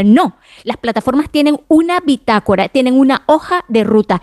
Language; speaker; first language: Spanish; native; Spanish